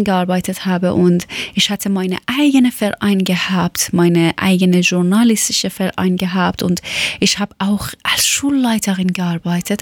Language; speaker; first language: German; non-native, learner; Persian